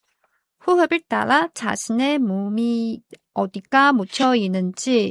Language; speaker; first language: Korean; non-native, fluent; Chinese